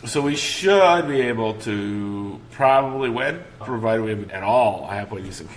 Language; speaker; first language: English; native; English